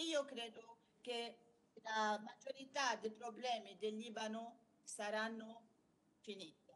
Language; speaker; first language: Italian; non-native, learner; Arabic